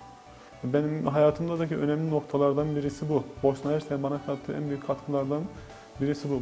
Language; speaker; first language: Turkish; native; Turkish